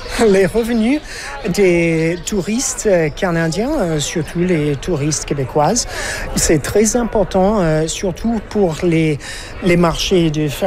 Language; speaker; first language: French; non-native, fluent; English